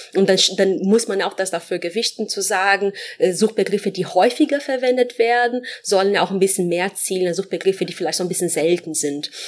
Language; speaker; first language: German; non-native, fluent; Portuguese